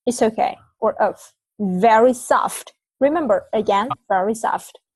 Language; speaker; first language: English; non-native, fluent; Vietnamese